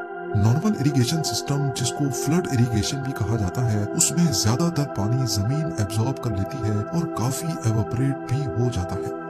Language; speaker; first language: Urdu; native; Urdu